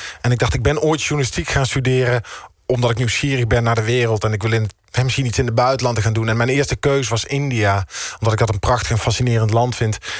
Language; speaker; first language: Dutch; native; Dutch